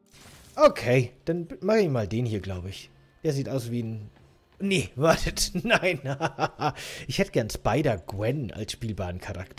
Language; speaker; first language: German; native; German